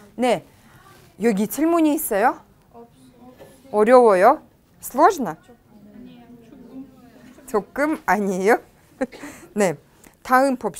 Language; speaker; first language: Korean; non-native, fluent; Russian